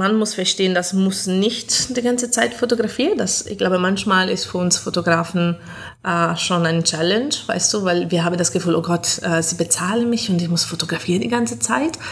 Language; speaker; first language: German; non-native, fluent; Italian